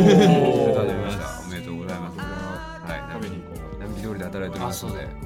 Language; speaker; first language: Japanese; native; Japanese